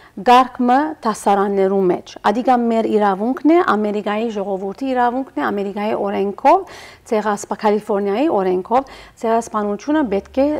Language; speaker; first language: Armenian; early bilingual, heritage; Armenian